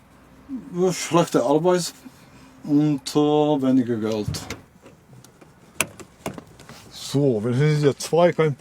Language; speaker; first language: German; non-native, learner; Czech